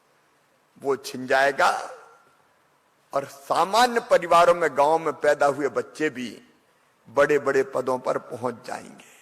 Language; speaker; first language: Hindi; native; Hindi